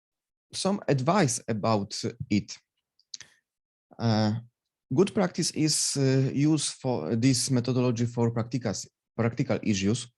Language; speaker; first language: English; non-native, fluent; Polish